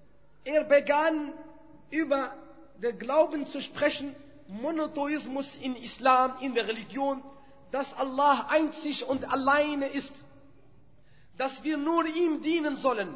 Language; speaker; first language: German; non-native, fluent; Arabic